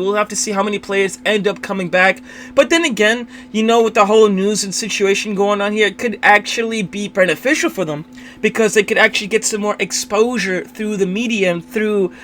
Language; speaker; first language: English; native; English